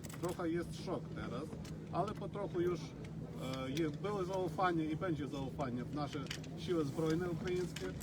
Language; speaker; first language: Polish; non-native, fluent; Ukrainian